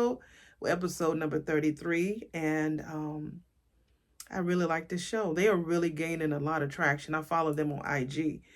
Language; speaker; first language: English; native; English